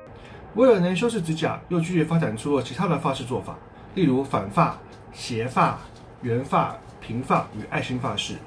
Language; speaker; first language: Chinese; native; Chinese